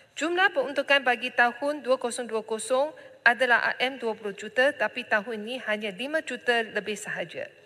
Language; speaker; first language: Malay; non-native, local second language; Chinese